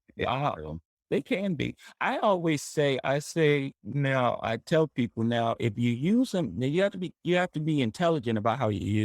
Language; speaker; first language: English; native; English